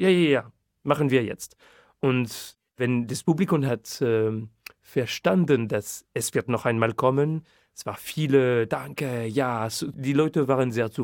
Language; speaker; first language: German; non-native, fluent; French